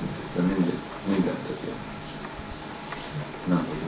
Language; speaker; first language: Hungarian; early bilingual, heritage; Hungarian